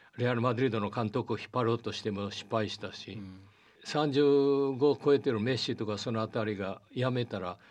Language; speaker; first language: Japanese; early bilingual, heritage; Portuguese